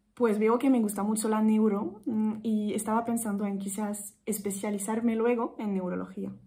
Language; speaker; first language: Spanish; non-native, fluent; French